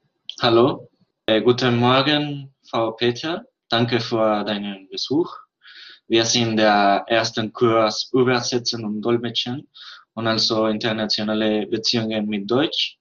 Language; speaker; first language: German; non-native, learner; Spanish